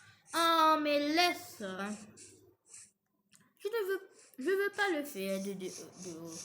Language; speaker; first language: French; non-native, fluent; English